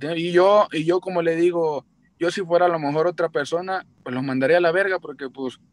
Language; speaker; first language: Spanish; native; Spanish